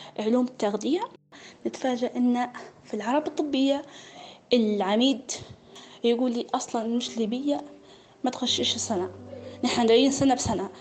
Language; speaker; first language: Arabic; native; Arabic